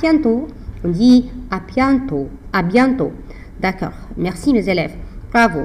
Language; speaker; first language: French; non-native, fluent; Arabic